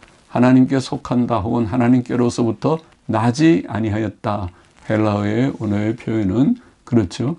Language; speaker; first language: Korean; native; Korean